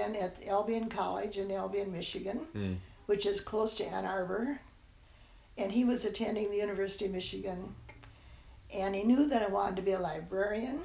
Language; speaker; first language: English; non-native, local second language; German